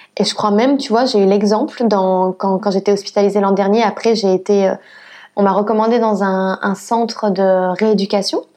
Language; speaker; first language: French; native; French